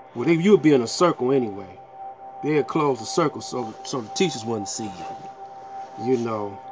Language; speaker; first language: English; native; English